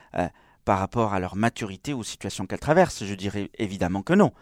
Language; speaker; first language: French; non-native, fluent; Spanish